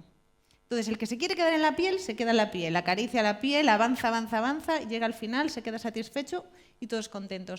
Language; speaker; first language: Spanish; native; Spanish